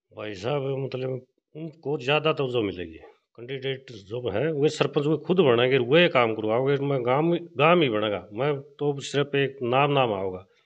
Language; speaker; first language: Hindi; native; Hindi